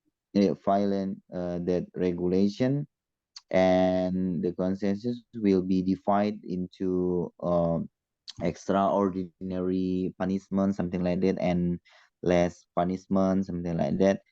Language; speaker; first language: English; non-native, learner; Indonesian